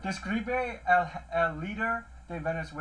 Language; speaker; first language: Spanish; non-native, learner; English